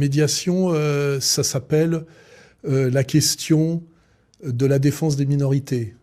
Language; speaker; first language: French; native; French